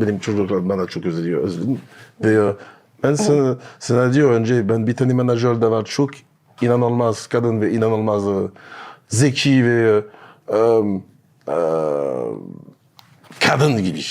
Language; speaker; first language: Turkish; non-native, learner; French